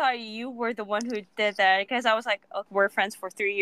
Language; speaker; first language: English; non-native, local second language; Cebuano